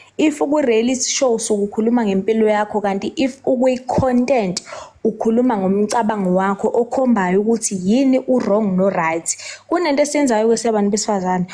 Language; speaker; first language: Zulu; native; Zulu